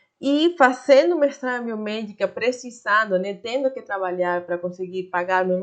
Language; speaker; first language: Portuguese; non-native, fluent; Spanish